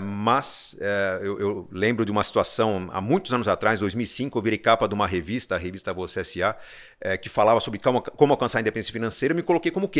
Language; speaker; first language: Portuguese; native; Portuguese